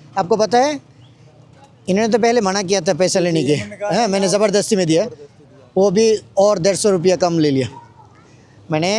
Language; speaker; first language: Hindi; non-native, fluent; Bangla